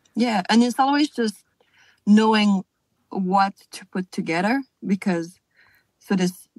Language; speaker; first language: English; non-native, fluent; French